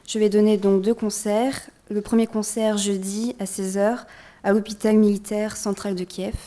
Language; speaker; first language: French; native; French